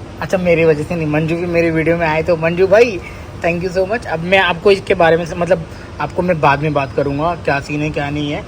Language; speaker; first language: Hindi; native; Hindi